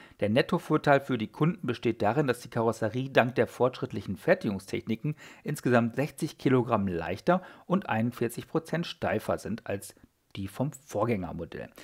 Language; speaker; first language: German; native; German